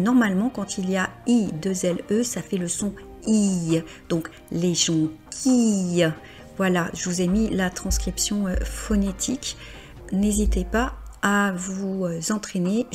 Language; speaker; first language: French; native; French